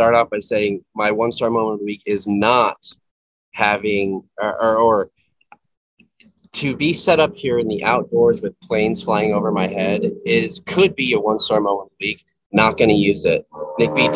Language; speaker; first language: English; native; English